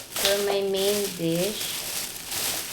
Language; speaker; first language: English; non-native, fluent; Filipino